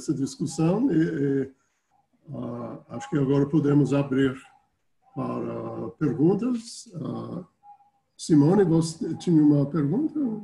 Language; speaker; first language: Portuguese; non-native, fluent; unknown